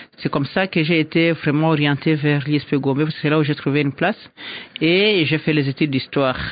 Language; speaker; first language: French; non-native, local second language; Swahili